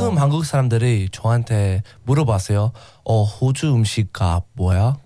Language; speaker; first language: Korean; non-native, learner; English